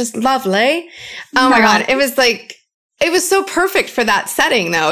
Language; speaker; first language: English; native; English